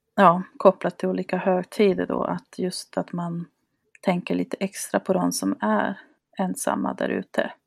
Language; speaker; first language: Swedish; early bilingual, other home language; Spanish